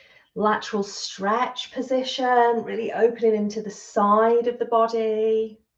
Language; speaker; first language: English; native; English